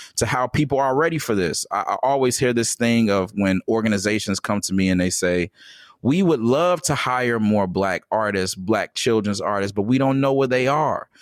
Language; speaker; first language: English; native; English